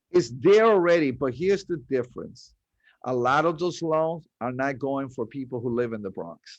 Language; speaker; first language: English; early bilingual, other home language; Spanish